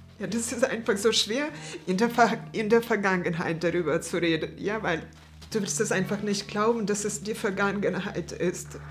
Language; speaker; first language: German; non-native, fluent; Ukrainian